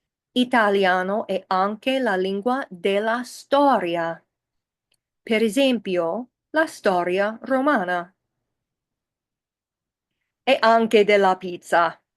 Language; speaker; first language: Italian; non-native, fluent; English